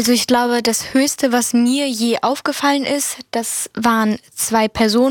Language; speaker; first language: German; native; German